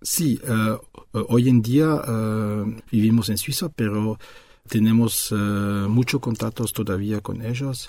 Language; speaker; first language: Spanish; non-native, fluent; French